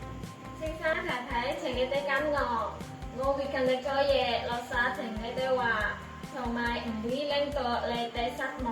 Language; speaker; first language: Cantonese; non-native, learner; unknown